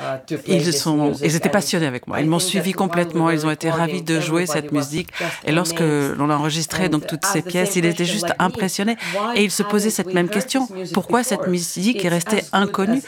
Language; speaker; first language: French; non-native, fluent; Ukrainian